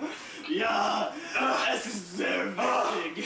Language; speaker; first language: German; non-native, learner; English